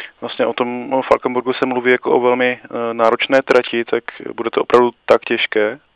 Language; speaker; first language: Czech; native; Czech